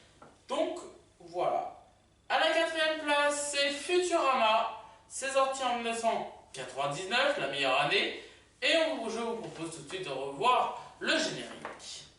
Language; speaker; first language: French; native; French